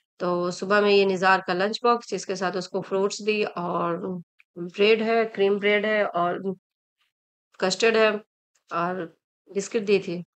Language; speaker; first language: Hindi; native; Hindi